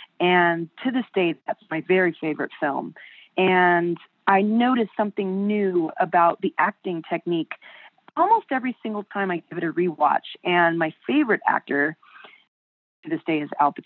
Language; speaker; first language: English; native; English